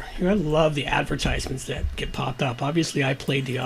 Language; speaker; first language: English; native; English